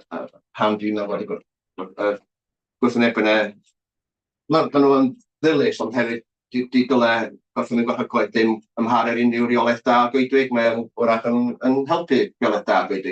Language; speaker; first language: Welsh; native; Welsh